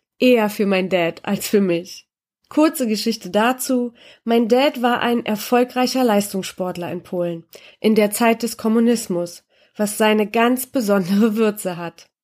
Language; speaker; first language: German; early bilingual, other home language; Polish